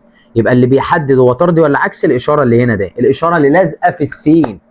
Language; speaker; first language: Arabic; native; Arabic